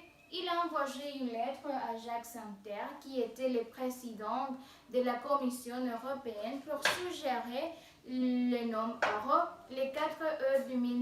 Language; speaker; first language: French; non-native, fluent; Spanish